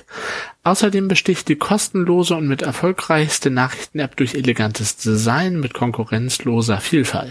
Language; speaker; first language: German; native; German